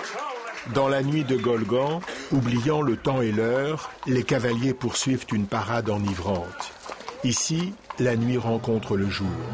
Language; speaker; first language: French; native; French